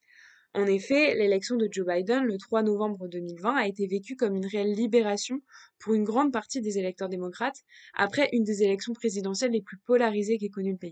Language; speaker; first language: French; native; French